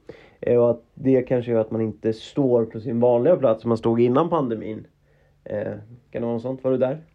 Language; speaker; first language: Swedish; native; Swedish